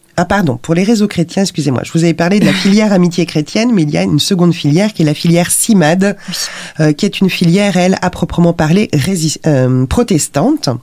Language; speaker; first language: French; native; French